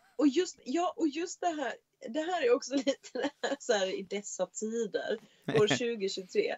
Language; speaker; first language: Swedish; native; Swedish